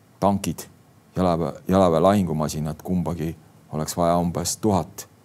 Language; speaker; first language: Estonian; native; Estonian